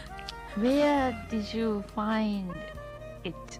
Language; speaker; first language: English; non-native, learner; Japanese